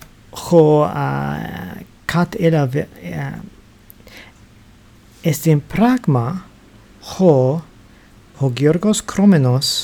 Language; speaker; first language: Greek; non-native, learner; English